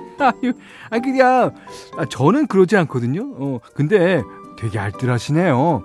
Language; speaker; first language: Korean; native; Korean